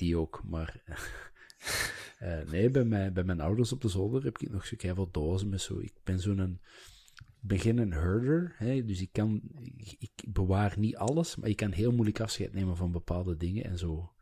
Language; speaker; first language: Dutch; native; Dutch